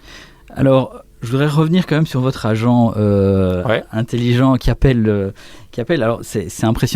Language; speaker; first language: French; native; French